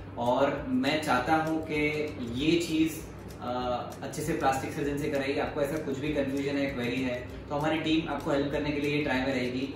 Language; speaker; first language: Hindi; non-native, local second language; Gujarati